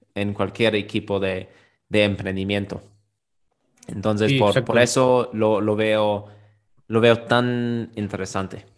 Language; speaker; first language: Spanish; non-native, fluent; German